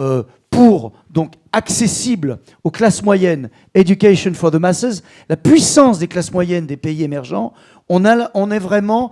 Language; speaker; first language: French; native; French